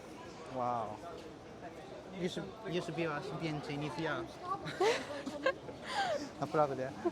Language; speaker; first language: Polish; non-native, learner; Japanese